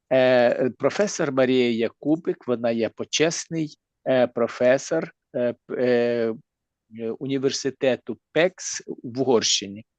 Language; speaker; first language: Ukrainian; native; Ukrainian